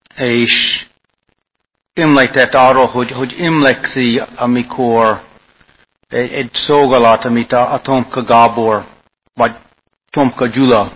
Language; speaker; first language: Hungarian; non-native, fluent; English